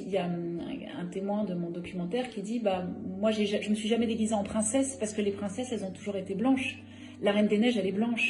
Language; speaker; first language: French; native; French